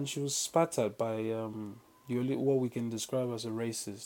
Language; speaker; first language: English; non-native, local second language; Yoruba